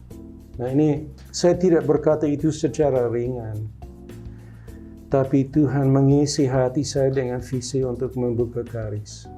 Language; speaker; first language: Indonesian; non-native, local second language; English